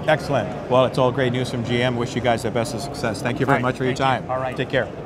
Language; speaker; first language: English; native; English